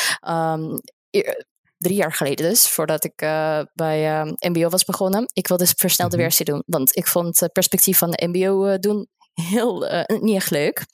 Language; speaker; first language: Dutch; non-native, fluent; Russian